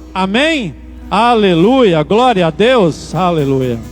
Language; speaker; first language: Portuguese; native; Portuguese